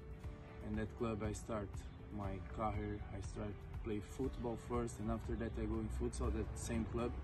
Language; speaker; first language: English; non-native, learner; Portuguese